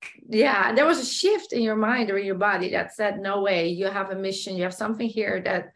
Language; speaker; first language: English; non-native, fluent; Dutch